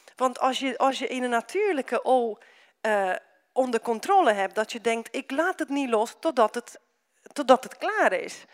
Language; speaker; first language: Dutch; non-native, fluent; Romanian